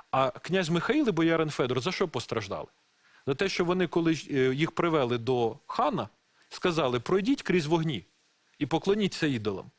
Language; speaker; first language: Ukrainian; non-native, local second language; Russian